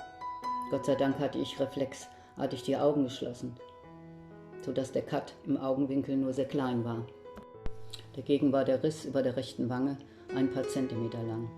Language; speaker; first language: German; native; German